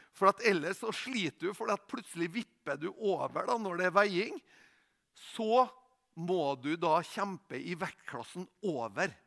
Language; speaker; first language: Norwegian; native; Norwegian